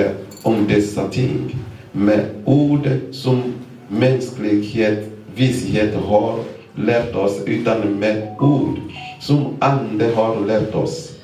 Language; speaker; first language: Swedish; non-native, fluent; Lingala